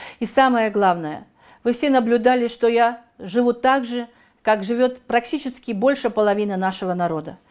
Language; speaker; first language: Russian; native; Russian